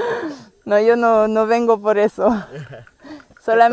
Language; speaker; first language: Spanish; non-native, fluent; French